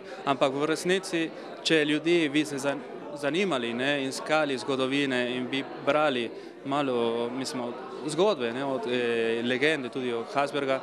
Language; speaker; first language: Slovenian; early bilingual, heritage; Spanish